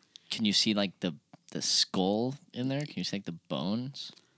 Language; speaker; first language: English; native; English